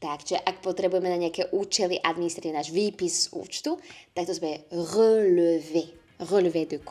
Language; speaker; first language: Slovak; native; Slovak